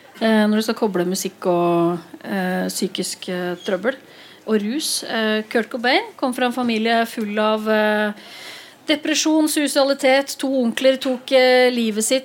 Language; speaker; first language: Norwegian; native; Norwegian